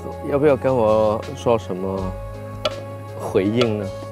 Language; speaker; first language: Chinese; non-native, local second language; Cantonese